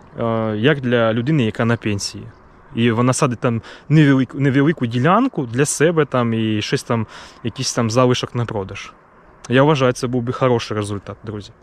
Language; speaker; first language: Ukrainian; native; Ukrainian